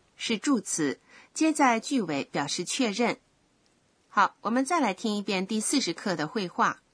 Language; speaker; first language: Chinese; native; Chinese